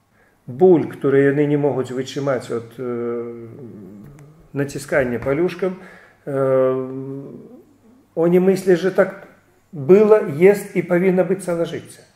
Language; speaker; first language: Polish; non-native, fluent; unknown